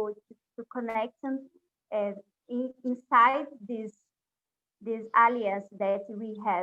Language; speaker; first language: English; non-native, learner; Portuguese